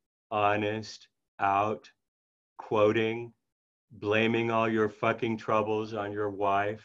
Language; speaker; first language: English; native; English